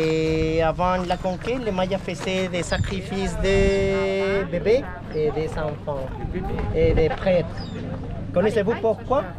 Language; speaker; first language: French; non-native, learner; Spanish